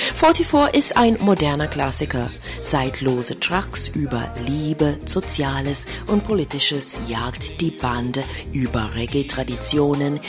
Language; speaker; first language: German; non-native, fluent; English